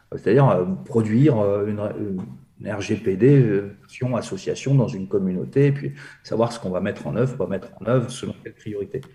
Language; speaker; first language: French; native; French